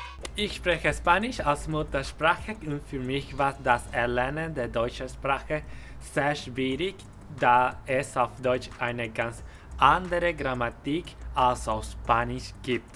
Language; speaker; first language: German; non-native, fluent; Spanish